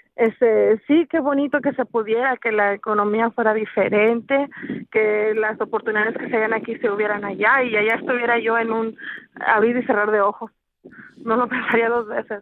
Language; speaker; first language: Spanish; early bilingual, heritage; Spanish